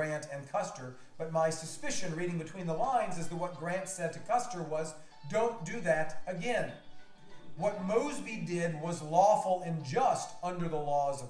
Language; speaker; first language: English; native; English